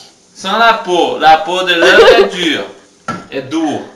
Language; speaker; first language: French; non-native, learner; Portuguese